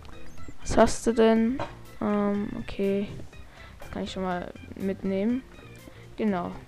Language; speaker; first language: German; native; German